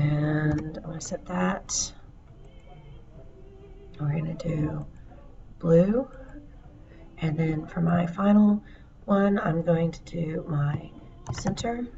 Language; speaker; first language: English; native; English